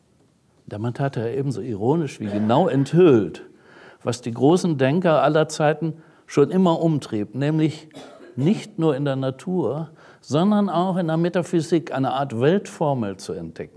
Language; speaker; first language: German; native; German